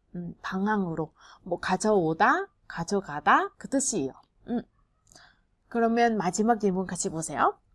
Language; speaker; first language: Korean; non-native, fluent; Vietnamese